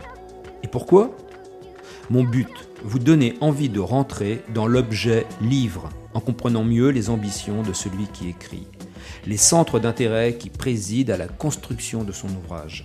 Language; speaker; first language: French; native; French